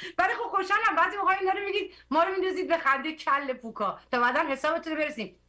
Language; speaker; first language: Persian; early bilingual, heritage; Persian